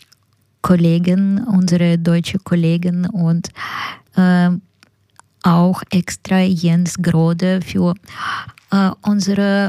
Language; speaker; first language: German; non-native, learner; Ukrainian